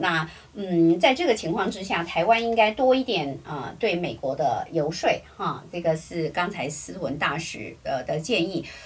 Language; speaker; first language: Chinese; native; Chinese